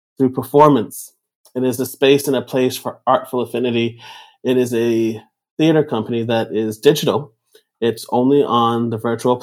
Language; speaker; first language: English; native; English